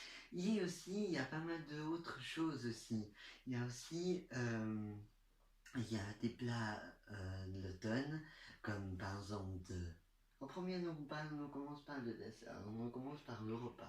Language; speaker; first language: French; non-native, learner; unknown